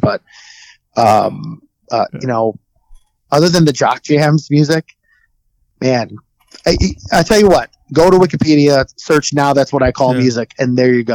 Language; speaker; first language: English; native; English